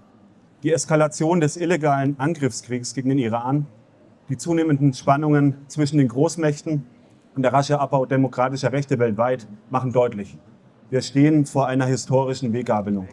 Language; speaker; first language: German; native; German